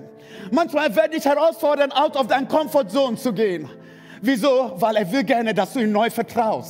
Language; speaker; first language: German; non-native, fluent; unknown